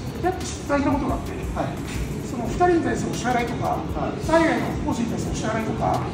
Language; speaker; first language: Japanese; native; Japanese